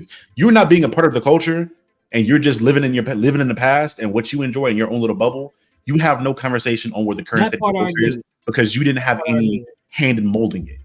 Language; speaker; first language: English; native; English